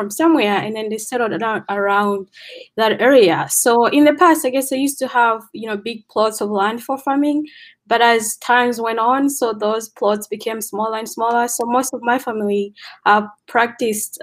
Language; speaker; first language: English; non-native, local second language; Nyanja